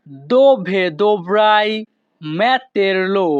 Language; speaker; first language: Italian; non-native, fluent; Bangla